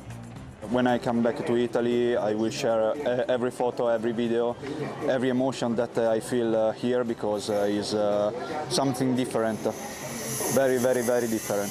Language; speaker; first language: English; non-native, fluent; Italian